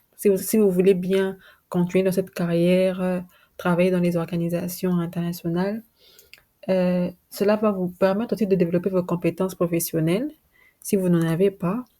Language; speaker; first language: French; non-native, local second language; Lingala